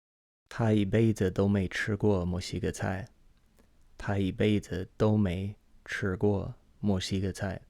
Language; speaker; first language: Chinese; non-native, fluent; English